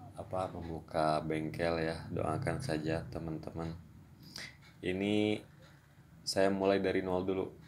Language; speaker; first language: Indonesian; non-native, local second language; Sundanese